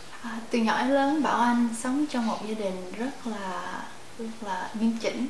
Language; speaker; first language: Vietnamese; early bilingual, heritage; Vietnamese